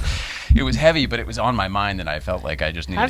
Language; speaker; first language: English; native; English